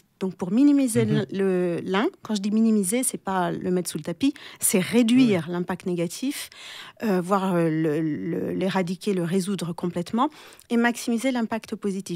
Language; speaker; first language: French; native; French